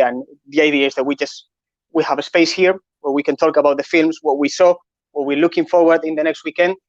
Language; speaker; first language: English; non-native, fluent; Catalan